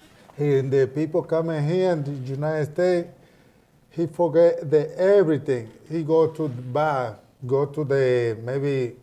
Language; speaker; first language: English; non-native, learner; Spanish